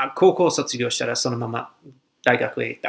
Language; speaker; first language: Japanese; non-native, fluent; English